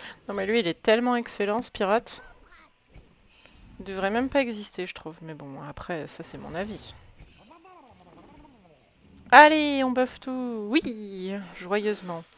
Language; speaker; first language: French; native; French